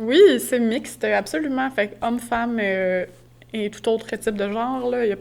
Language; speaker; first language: French; native; French